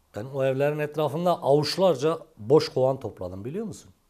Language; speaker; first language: Turkish; native; Turkish